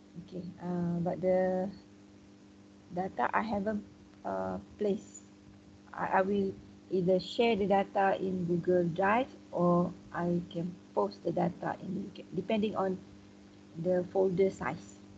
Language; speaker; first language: English; non-native, local second language; Malay